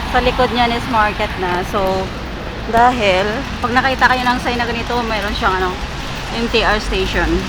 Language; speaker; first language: Filipino; native; Filipino